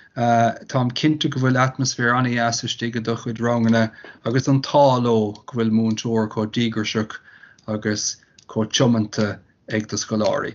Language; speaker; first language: Irish; native; Irish